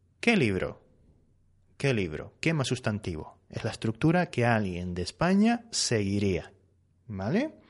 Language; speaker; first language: Spanish; native; Spanish